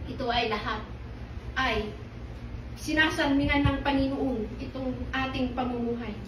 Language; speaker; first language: Filipino; non-native, local second language; Iloko